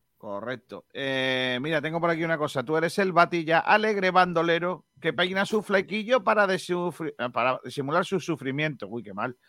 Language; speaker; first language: Spanish; native; Spanish